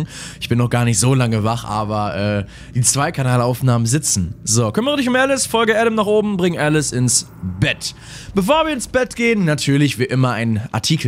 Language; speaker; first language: German; native; German